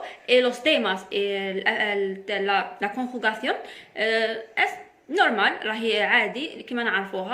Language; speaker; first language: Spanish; non-native, fluent; Arabic